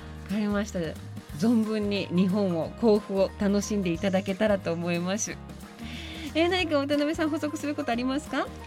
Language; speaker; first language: Japanese; native; Japanese